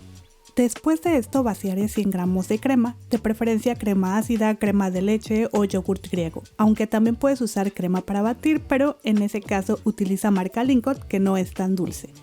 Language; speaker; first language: Spanish; native; Spanish